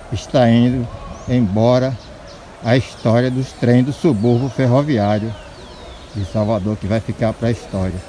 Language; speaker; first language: Portuguese; native; Portuguese